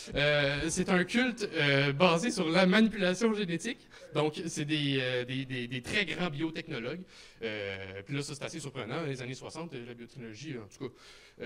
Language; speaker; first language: French; native; French